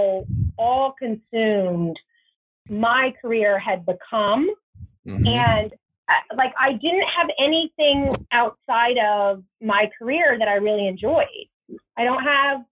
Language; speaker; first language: English; native; English